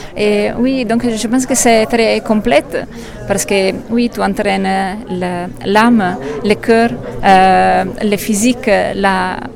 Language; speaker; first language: French; non-native, fluent; Italian